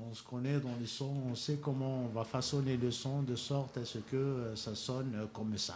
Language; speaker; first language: French; non-native, local second language; Kabyle